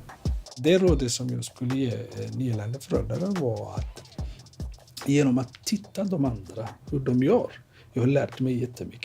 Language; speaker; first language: Swedish; non-native, fluent; Somali